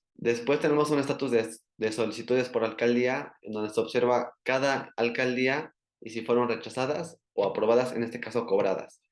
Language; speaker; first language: Spanish; native; Spanish